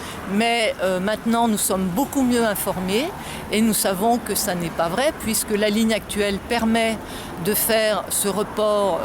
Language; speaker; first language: French; native; French